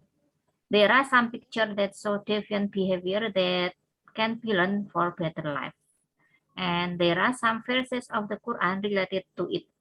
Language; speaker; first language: English; non-native, learner; Indonesian